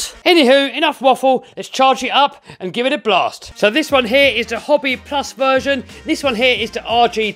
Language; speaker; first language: English; native; English